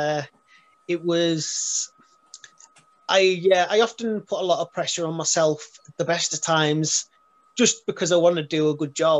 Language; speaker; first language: English; native; English